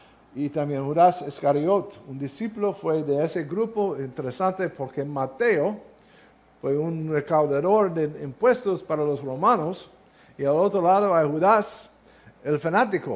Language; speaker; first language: Spanish; non-native, learner; English